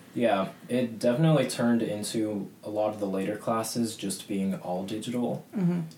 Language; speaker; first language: English; native; English